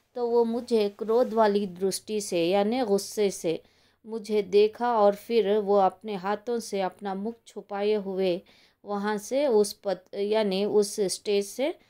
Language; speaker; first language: Hindi; non-native, local second language; Kannada